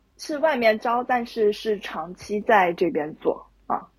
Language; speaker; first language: Chinese; native; Chinese